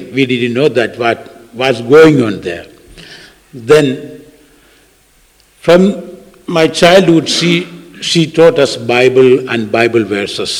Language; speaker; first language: English; non-native, local second language; Malayalam